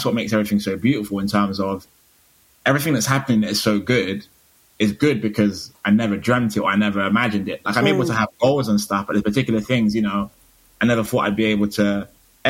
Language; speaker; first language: English; native; English